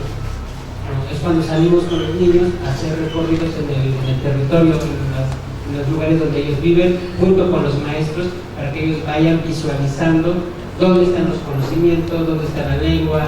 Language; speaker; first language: Spanish; non-native, local second language; Tzotzil